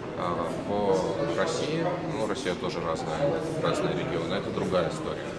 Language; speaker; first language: Russian; native; Russian